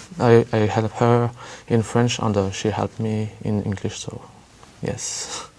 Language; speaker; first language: English; non-native, learner; French